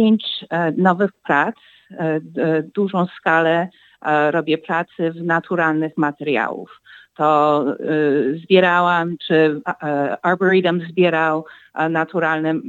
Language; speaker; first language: Polish; early bilingual, heritage; Polish